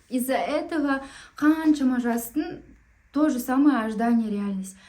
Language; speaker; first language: Russian; non-native, local second language; Kazakh